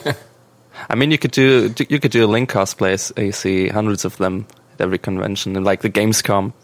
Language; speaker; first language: English; non-native, fluent; German